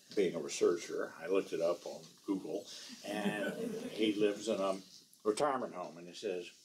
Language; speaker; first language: English; native; English